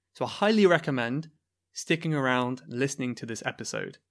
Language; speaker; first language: English; native; English